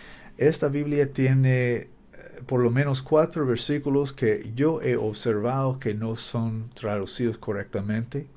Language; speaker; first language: Spanish; non-native, learner; English